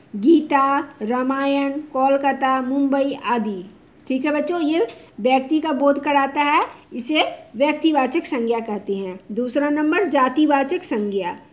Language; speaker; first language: Hindi; non-native, local second language; Bangla